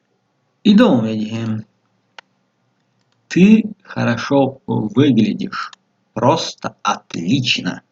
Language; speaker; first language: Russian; non-native, local second language; Tajik